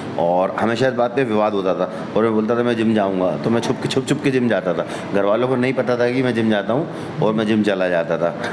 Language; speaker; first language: Hindi; native; Hindi